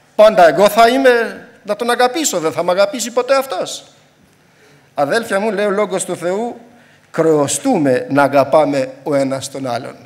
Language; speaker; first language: Greek; non-native, fluent; Albanian